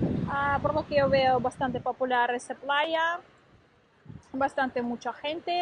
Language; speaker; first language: Spanish; non-native, learner; Russian